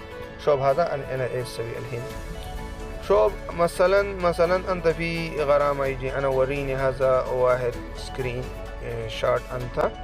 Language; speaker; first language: Arabic; non-native, learner; Pashto